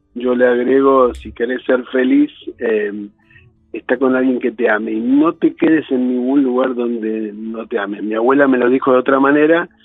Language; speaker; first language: Spanish; native; Spanish